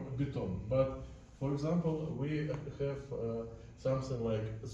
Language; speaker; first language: English; non-native, learner; Russian